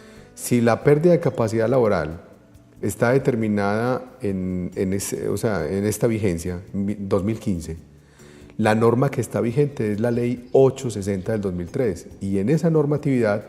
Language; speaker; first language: Spanish; native; Spanish